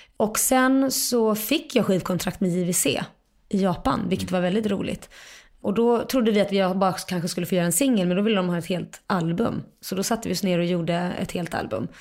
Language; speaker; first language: Swedish; native; Swedish